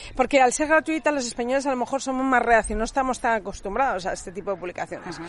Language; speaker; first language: Spanish; non-native, fluent; Swedish